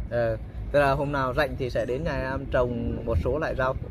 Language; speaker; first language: Vietnamese; native; Vietnamese